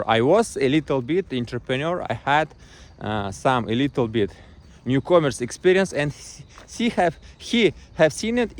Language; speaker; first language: English; non-native, learner; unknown